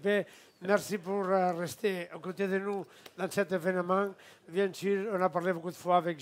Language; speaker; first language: French; non-native, fluent; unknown